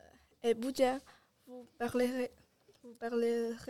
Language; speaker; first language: French; non-native, learner; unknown